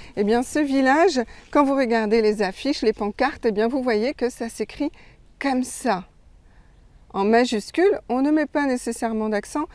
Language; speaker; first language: French; native; French